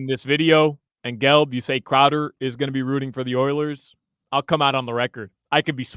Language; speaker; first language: English; native; English